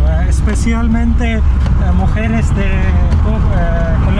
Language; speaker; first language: Spanish; non-native, learner; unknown